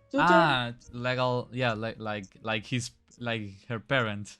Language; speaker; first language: English; non-native, fluent; Spanish